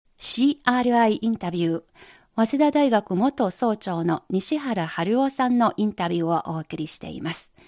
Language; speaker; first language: Japanese; non-native, fluent; Chinese